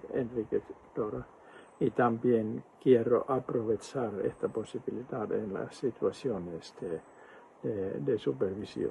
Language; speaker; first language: Spanish; non-native, fluent; Finnish